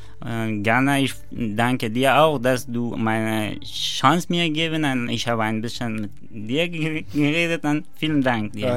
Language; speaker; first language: German; non-native, learner; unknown